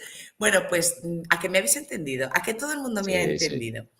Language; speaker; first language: Spanish; native; Spanish